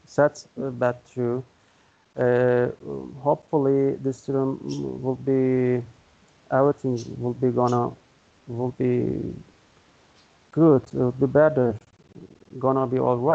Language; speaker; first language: English; non-native, learner; Turkish